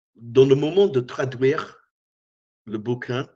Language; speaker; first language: French; non-native, learner; English